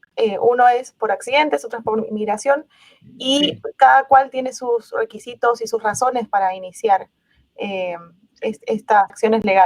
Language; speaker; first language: Spanish; native; Spanish